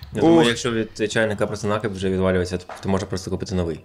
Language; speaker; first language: Ukrainian; non-native, local second language; Russian